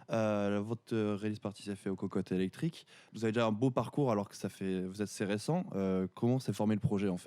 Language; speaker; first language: French; native; French